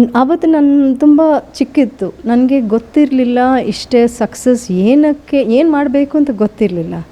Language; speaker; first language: Kannada; non-native, fluent; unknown